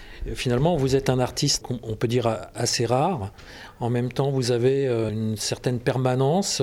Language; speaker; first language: French; native; French